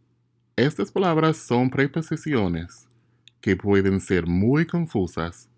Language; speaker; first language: Spanish; non-native, fluent; English